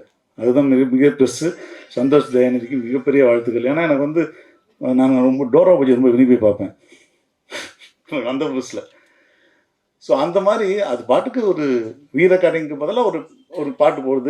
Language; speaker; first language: Tamil; native; Tamil